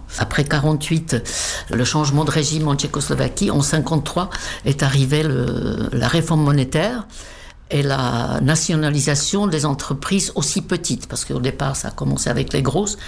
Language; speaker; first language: French; non-native, fluent; Czech